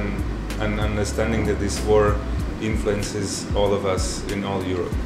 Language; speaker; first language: English; non-native, fluent; Latvian